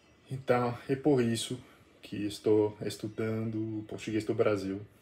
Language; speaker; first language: Portuguese; non-native, learner; English